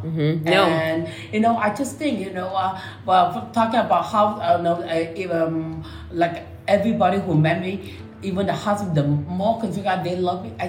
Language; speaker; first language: English; non-native, local second language; Min Nan Chinese